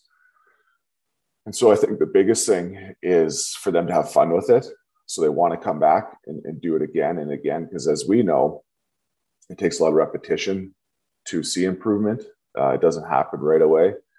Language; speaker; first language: English; native; English